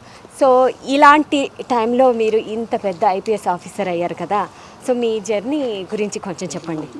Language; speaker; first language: Telugu; native; Telugu